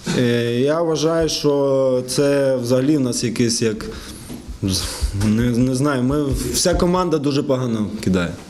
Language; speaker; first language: Ukrainian; non-native, local second language; Russian